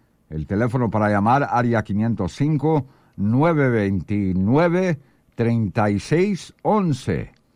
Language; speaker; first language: Spanish; early bilingual, heritage; Spanish